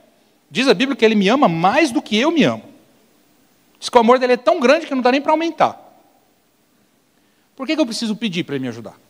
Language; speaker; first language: Portuguese; native; Portuguese